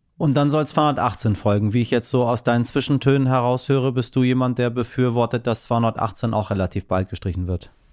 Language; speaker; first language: German; early bilingual, other home language; Persian